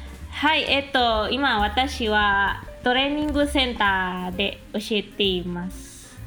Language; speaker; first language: Japanese; non-native, fluent; Minangkabau